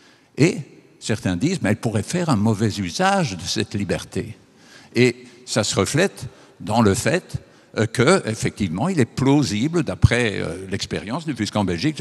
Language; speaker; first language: French; native; French